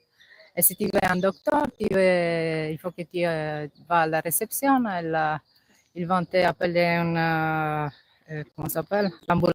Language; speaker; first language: French; non-native, learner; Italian